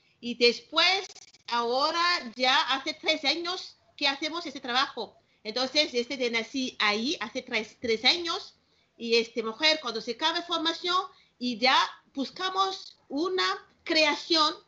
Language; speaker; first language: Spanish; non-native, learner; Malagasy